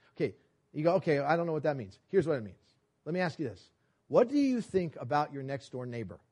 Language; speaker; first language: English; native; English